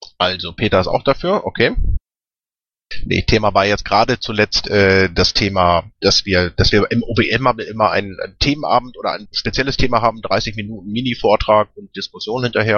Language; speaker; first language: German; native; German